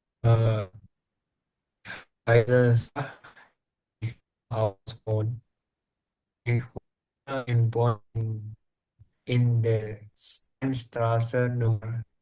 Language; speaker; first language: German; non-native, learner; Indonesian